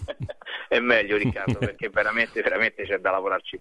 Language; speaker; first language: Italian; native; Italian